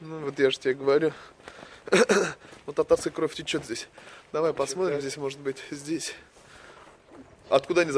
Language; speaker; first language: Russian; non-native, local second language; Tatar